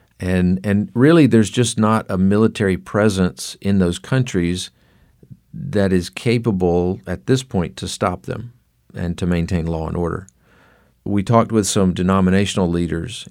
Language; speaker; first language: English; native; English